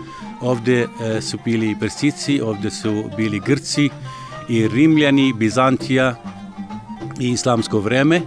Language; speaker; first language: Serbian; non-native, learner; Arabic